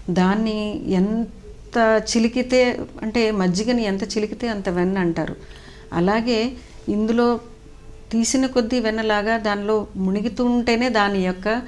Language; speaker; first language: Telugu; native; Telugu